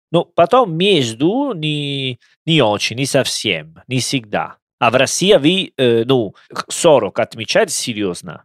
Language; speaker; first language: Russian; non-native, learner; Italian